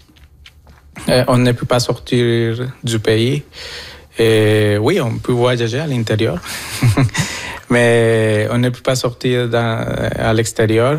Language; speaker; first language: French; non-native, fluent; Spanish